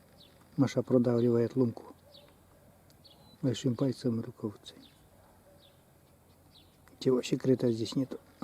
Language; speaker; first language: Russian; native; Russian